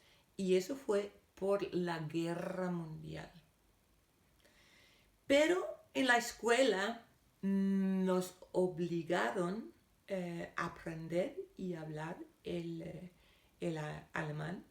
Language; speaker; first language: Spanish; non-native, fluent; Danish